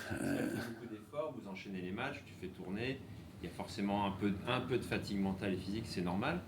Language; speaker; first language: French; native; French